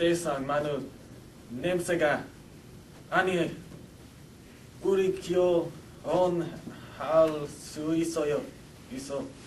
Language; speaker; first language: Korean; non-native, learner; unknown